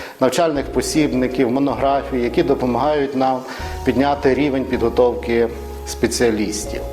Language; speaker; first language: Ukrainian; native; Ukrainian